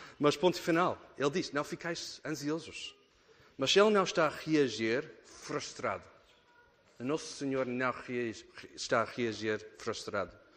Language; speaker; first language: Portuguese; non-native, fluent; English